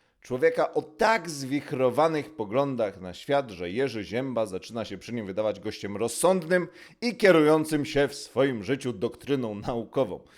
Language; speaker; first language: Polish; native; Polish